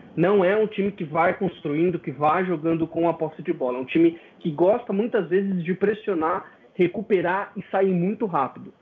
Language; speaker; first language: Portuguese; native; Portuguese